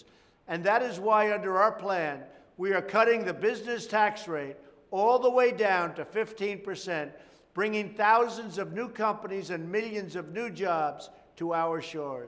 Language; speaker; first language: English; native; English